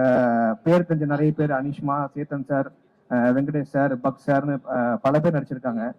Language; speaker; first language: Tamil; native; Tamil